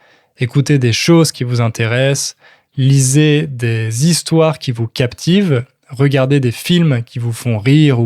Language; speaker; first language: French; native; French